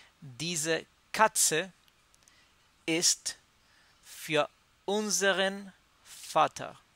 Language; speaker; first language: German; non-native, learner; Spanish